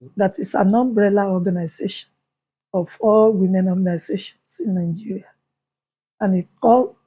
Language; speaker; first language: English; non-native, local second language; Yoruba